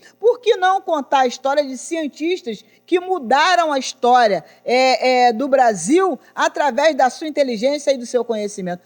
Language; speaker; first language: Portuguese; native; Portuguese